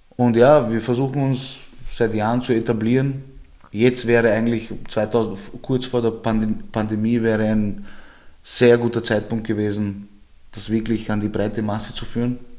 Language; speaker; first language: German; early bilingual, other home language; Georgian